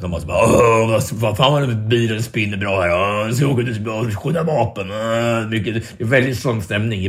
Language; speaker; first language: Swedish; native; Swedish